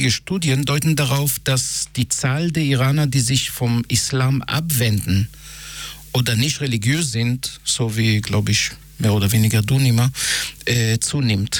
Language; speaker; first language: German; non-native, fluent; Hebrew